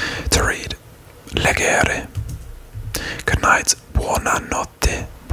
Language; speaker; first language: Italian; non-native, learner; English